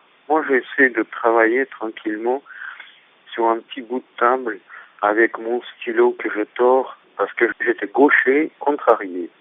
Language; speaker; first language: French; non-native, fluent; Russian